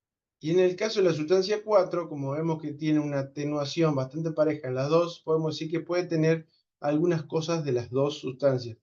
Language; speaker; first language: Spanish; native; Spanish